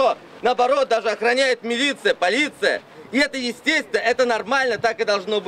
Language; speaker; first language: Russian; native; Russian